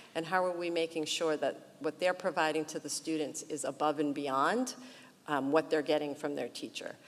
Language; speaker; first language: English; early bilingual, other home language; Portuguese